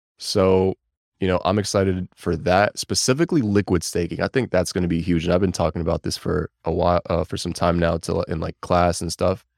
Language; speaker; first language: English; early bilingual, other home language; Bulgarian